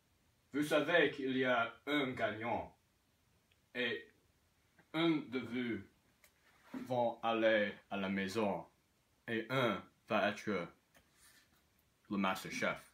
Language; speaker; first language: French; non-native, learner; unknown